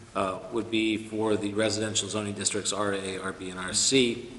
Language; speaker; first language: English; native; English